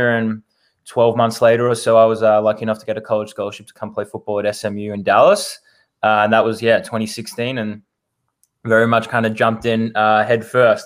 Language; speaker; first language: English; native; English